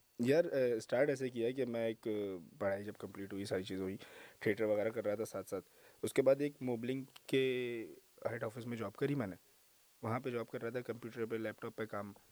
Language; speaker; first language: Urdu; native; Urdu